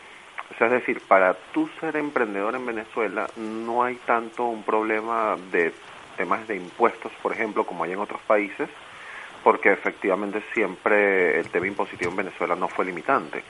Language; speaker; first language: Spanish; native; Spanish